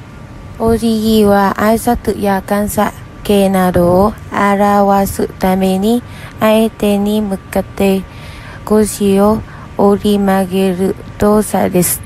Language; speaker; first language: Japanese; non-native, learner; Vietnamese